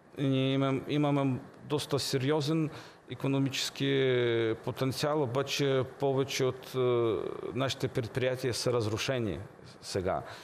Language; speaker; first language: Bulgarian; early bilingual, heritage; Bulgarian